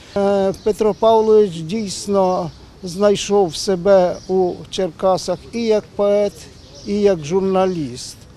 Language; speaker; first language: Ukrainian; native; Ukrainian